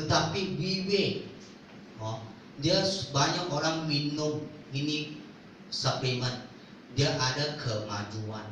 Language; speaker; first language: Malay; non-native, local second language; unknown